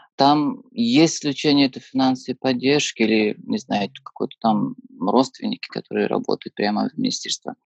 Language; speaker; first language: Russian; non-native, fluent; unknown